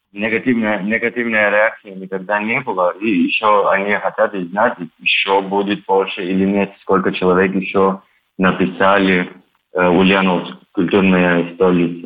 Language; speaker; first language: Russian; non-native, learner; Turkish